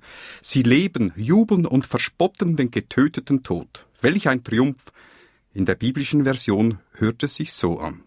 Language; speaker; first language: German; native; German